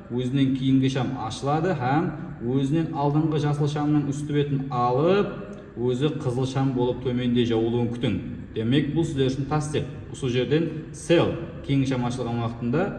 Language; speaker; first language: Uzbek; non-native, local second language; Kara-Kalpak